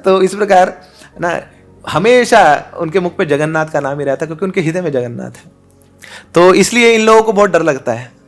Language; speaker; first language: Hindi; native; Hindi